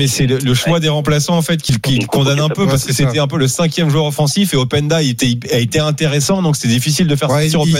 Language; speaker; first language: French; native; French